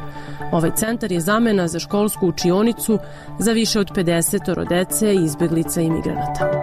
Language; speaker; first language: Serbian; native; Serbian